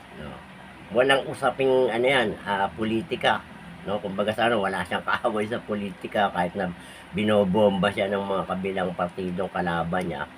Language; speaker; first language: Filipino; native; Filipino